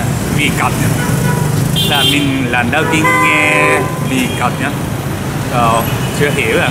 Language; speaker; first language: Vietnamese; non-native, learner; Japanese